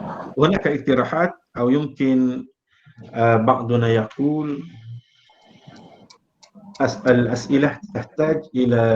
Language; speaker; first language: Arabic; non-native, fluent; Malay